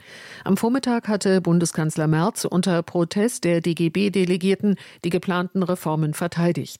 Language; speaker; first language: German; native; German